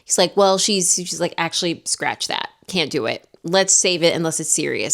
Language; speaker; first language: English; native; English